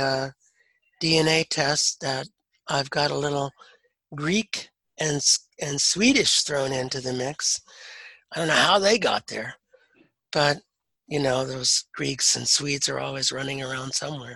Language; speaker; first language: English; native; English